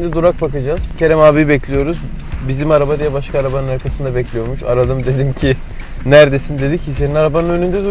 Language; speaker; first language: Turkish; native; Turkish